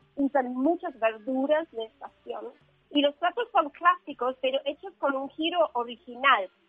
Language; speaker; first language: Spanish; non-native, fluent; English